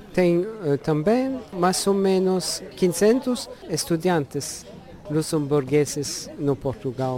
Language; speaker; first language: Portuguese; non-native, fluent; Luxembourgish